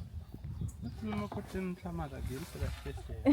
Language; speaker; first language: German; native; German